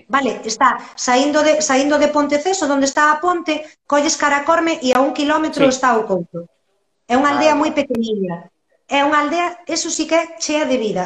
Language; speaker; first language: Galician; native; Galician